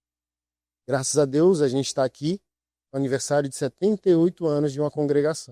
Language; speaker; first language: Portuguese; native; Portuguese